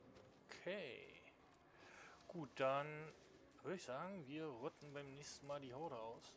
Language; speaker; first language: German; native; German